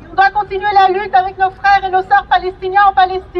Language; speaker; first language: French; native; French